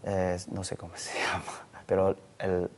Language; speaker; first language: Spanish; non-native, learner; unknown